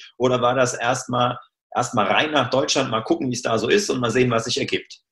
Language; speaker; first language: German; native; German